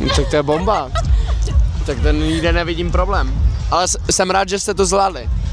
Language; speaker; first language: Czech; early bilingual, heritage; Czech